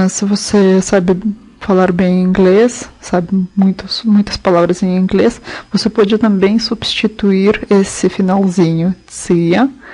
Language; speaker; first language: Portuguese; non-native, fluent; Russian